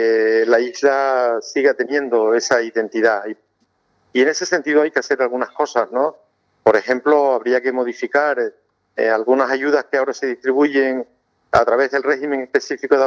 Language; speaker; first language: Spanish; native; Spanish